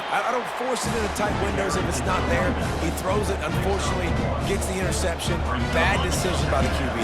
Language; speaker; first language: English; native; English